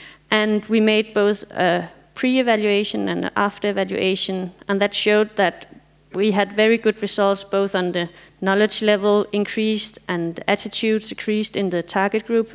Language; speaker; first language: English; non-native, fluent; Danish